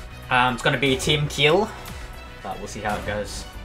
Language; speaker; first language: English; native; English